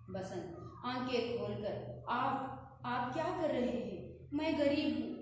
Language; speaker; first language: Hindi; non-native, local second language; Kannada